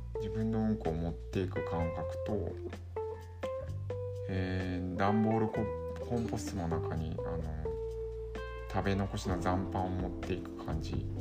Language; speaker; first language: Japanese; native; Japanese